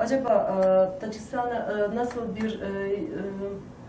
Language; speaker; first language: Turkish; non-native, fluent; Tajik